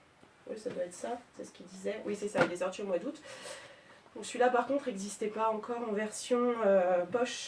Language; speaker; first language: French; native; French